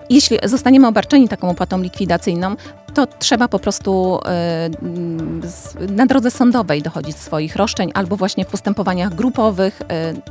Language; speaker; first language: Polish; native; Polish